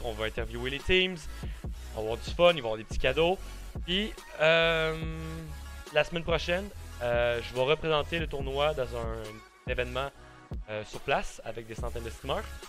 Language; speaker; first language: French; native; French